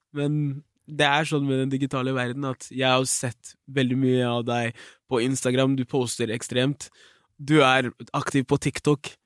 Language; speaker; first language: Norwegian; early bilingual, other home language; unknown